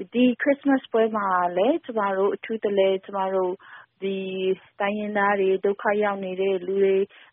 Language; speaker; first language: Burmese; non-native, local second language; Kachin